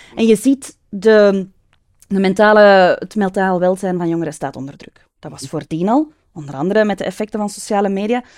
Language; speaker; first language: Dutch; native; Dutch